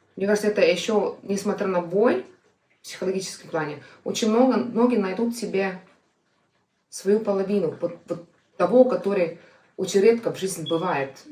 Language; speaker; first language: Russian; non-native, fluent; Estonian